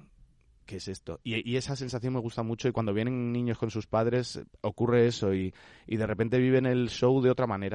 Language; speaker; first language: Spanish; native; Spanish